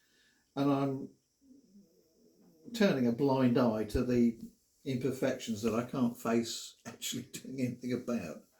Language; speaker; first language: English; native; English